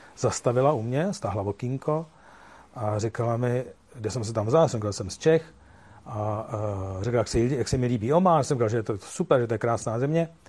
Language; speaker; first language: Czech; native; Czech